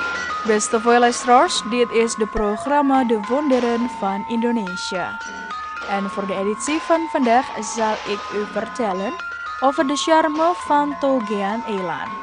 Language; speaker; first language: Dutch; non-native, fluent; Indonesian